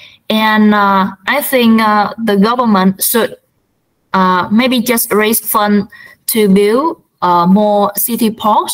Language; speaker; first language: English; non-native, learner; Vietnamese